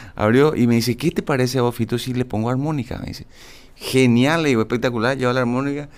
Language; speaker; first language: Spanish; native; Spanish